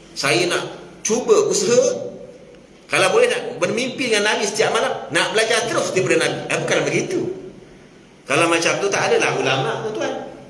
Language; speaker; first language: Malay; native; Malay